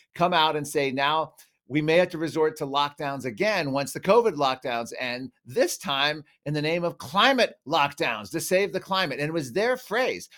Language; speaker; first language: English; native; English